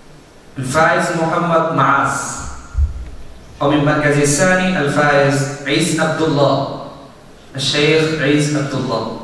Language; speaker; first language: Arabic; non-native, learner; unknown